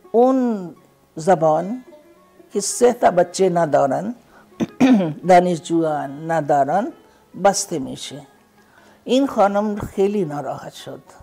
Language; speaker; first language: Persian; non-native, fluent; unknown